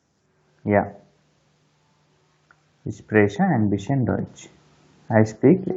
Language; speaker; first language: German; non-native, fluent; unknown